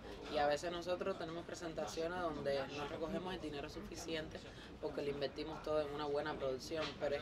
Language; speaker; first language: Spanish; native; Spanish